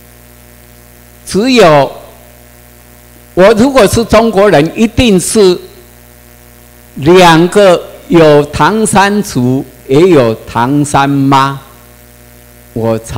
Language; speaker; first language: Chinese; non-native, local second language; Min Nan Chinese